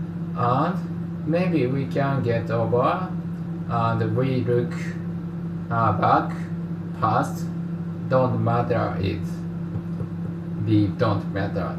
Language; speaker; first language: English; non-native, learner; Japanese